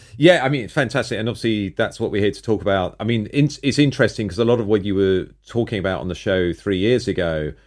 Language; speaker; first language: English; native; English